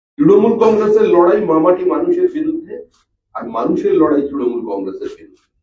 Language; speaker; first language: Bangla; native; Bangla